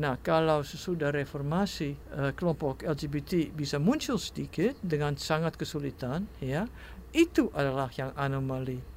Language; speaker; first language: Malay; non-native, fluent; Dutch